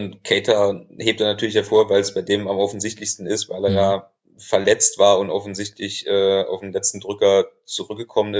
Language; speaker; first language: German; native; German